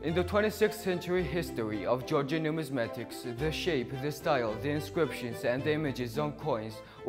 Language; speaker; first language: English; non-native, learner; Georgian